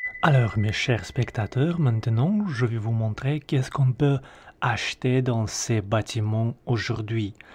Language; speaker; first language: French; non-native, learner; Russian